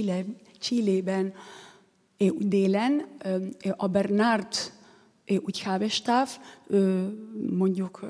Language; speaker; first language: Hungarian; non-native, learner; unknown